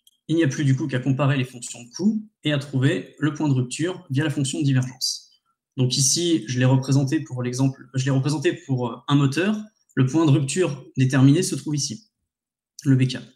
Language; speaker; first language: French; native; French